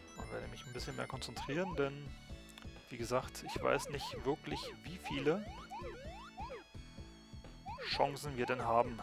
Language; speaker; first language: German; native; German